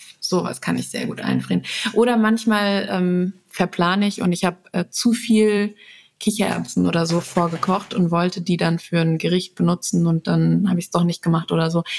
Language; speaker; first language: German; early bilingual, other home language; Serbian